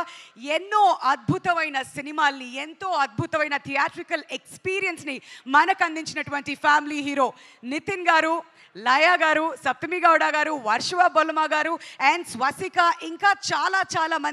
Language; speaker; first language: Telugu; native; Telugu